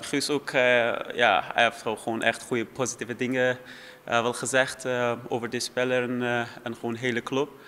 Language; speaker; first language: Dutch; non-native, fluent; Persian